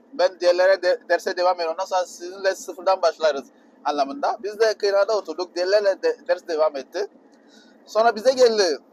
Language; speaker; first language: Turkish; non-native, fluent; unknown